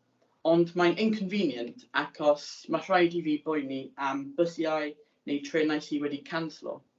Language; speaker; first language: Welsh; non-native, learner; English